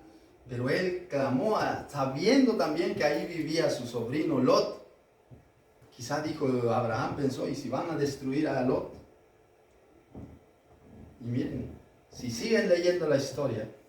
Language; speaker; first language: Spanish; native; Spanish